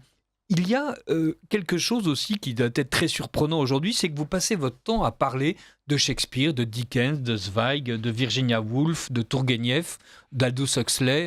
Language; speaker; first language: French; native; French